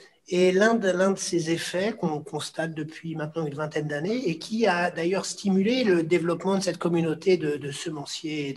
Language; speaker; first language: French; native; French